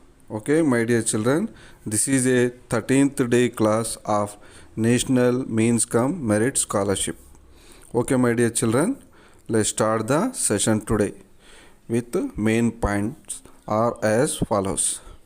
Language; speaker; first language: English; non-native, local second language; Telugu